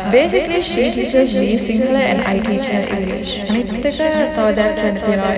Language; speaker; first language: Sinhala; non-native, local second language; English